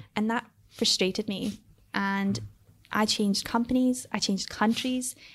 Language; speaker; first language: English; native; English